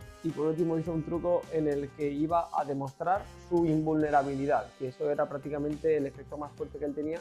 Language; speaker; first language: Spanish; native; Spanish